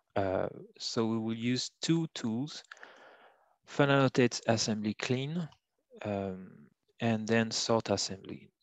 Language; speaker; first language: English; non-native, fluent; French